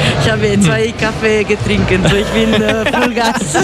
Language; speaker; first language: German; non-native, local second language; Italian